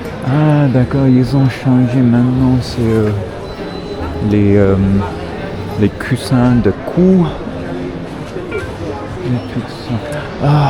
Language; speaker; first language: French; non-native, fluent; English